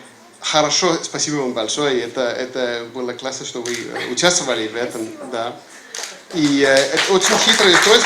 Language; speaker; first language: Russian; non-native, fluent; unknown